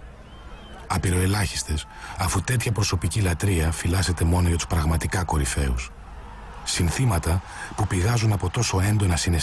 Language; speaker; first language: Greek; native; Greek